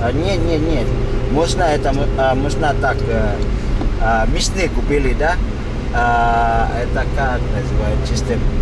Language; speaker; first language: Russian; non-native, learner; Indonesian